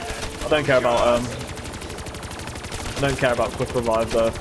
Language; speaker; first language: English; native; English